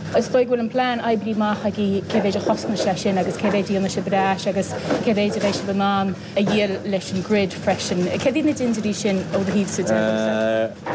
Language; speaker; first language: Irish; native; Irish